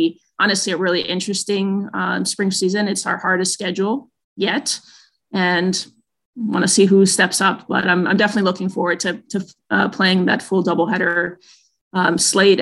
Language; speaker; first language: English; native; English